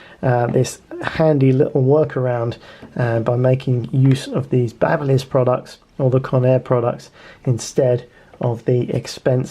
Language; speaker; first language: English; native; English